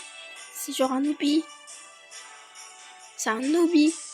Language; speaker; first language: French; native; French